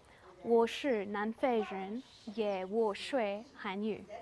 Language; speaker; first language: Chinese; non-native, learner; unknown